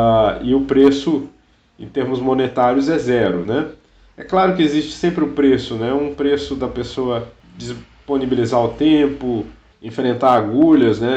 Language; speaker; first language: Portuguese; native; Portuguese